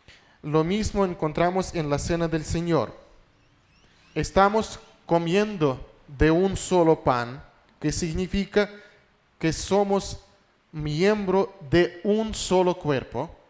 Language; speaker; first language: Spanish; non-native, fluent; Russian